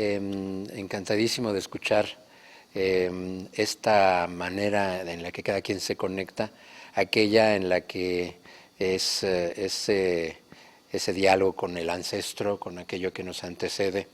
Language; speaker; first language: Spanish; native; Spanish